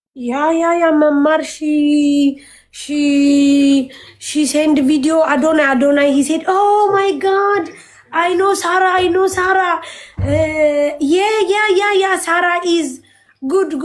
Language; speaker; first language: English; non-native, learner; Amharic